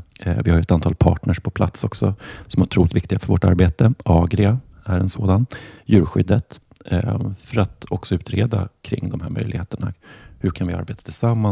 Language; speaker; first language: Swedish; native; Swedish